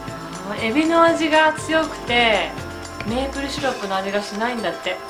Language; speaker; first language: Japanese; native; Japanese